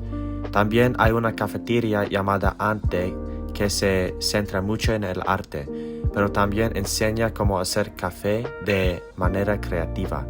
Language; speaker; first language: Spanish; non-native, learner; Thai